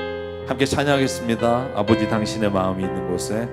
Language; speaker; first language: Korean; native; Korean